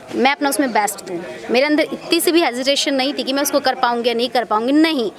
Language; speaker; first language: Hindi; native; Hindi